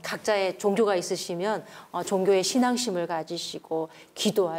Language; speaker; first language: Korean; native; Korean